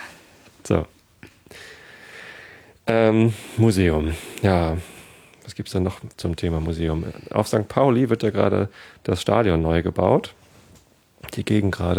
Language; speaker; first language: German; native; German